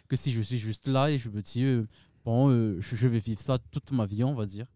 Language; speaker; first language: French; non-native, local second language; Malagasy